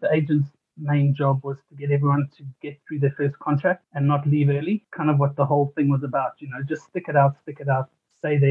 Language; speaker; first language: English; native; English